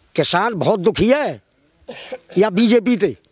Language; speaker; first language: Hindi; native; Hindi